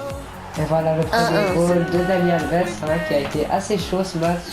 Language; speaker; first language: French; native; French